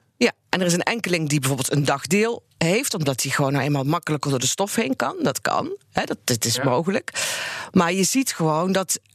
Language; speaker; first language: Dutch; native; Dutch